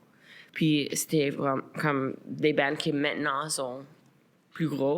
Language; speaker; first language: French; non-native, local second language; English